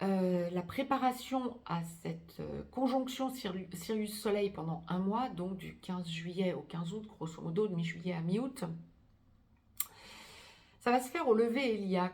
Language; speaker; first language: French; native; French